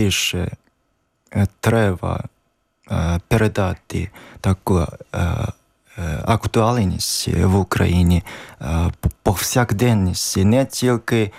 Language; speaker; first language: Ukrainian; non-native, learner; Japanese